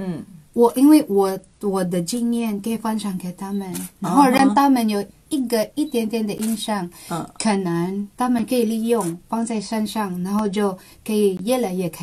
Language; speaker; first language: Chinese; non-native, local second language; Cebuano